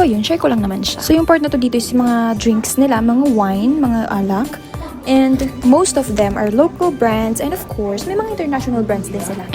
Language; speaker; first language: Filipino; native; Filipino